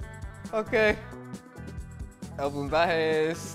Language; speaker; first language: Spanish; non-native, learner; Dutch